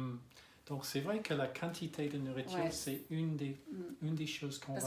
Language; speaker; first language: French; non-native, fluent; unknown